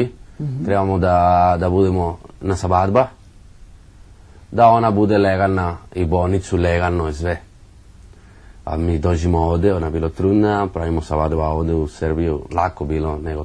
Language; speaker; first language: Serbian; non-native, learner; Spanish